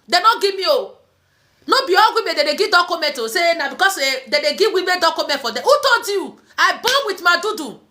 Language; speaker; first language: Nigerian Pidgin; native; Nigerian Pidgin